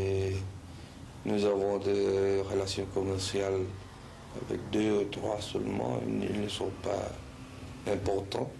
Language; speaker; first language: French; non-native, fluent; Spanish